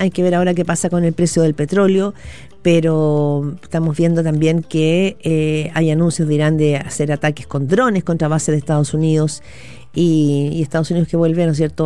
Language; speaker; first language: Spanish; native; Spanish